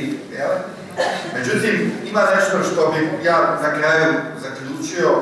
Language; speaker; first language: Croatian; native; Croatian